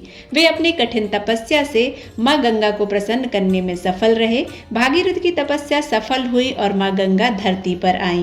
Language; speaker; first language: Hindi; native; Hindi